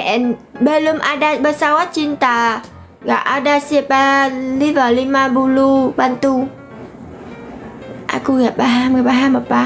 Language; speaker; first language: Indonesian; non-native, learner; Vietnamese